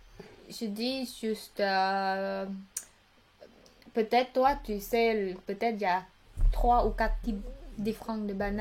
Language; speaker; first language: French; non-native, learner; Khmer